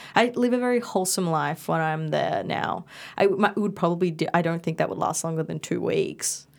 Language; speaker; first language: English; non-native, local second language; Indonesian